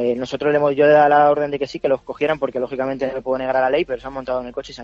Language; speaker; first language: Spanish; native; Spanish